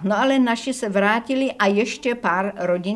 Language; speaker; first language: Czech; early bilingual, heritage; Czech